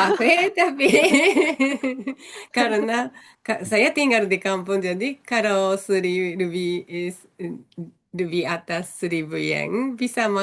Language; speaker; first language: Indonesian; non-native, learner; Japanese